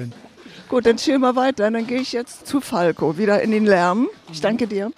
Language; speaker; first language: German; native; German